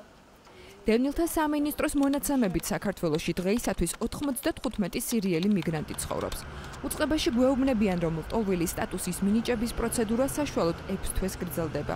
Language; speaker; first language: Georgian; native; Georgian